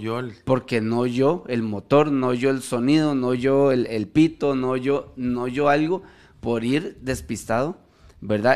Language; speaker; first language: Spanish; native; Spanish